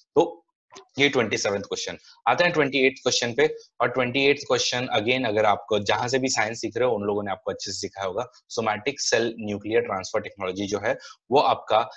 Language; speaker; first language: Hindi; non-native, local second language; Marathi